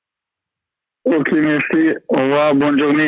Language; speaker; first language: French; non-native, learner; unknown